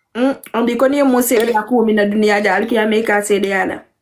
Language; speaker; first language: French; non-native, learner; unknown